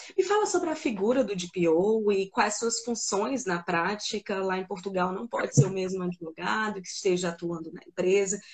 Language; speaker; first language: Portuguese; native; Portuguese